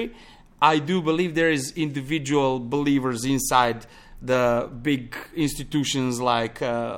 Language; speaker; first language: English; non-native, fluent; Serbian